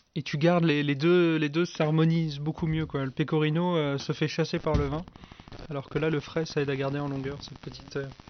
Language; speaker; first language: French; native; French